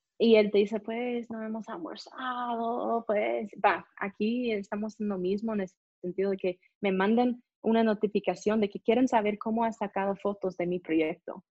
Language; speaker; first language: Spanish; non-native, fluent; English